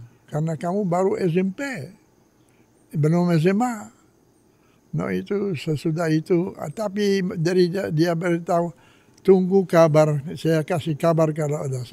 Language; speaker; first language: Indonesian; non-native, fluent; Polish